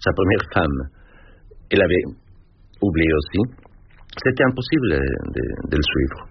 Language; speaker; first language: French; non-native, fluent; Spanish